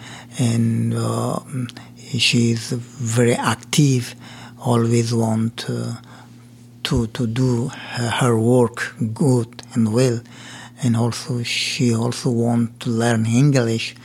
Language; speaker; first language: English; non-native, learner; Persian